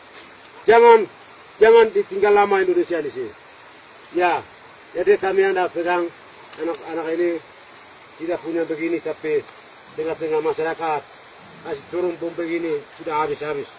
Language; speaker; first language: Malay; non-native, local second language; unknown